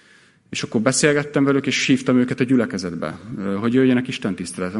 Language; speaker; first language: Hungarian; native; Hungarian